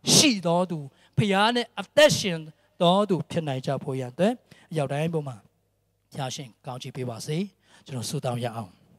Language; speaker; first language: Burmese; non-native, local second language; Tedim Chin